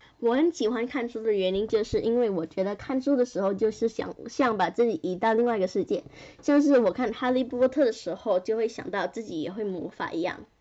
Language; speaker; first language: Chinese; early bilingual, heritage; Chinese